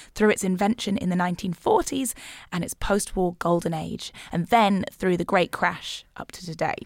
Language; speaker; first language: English; native; English